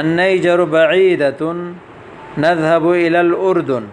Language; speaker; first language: Arabic; non-native, fluent; Urdu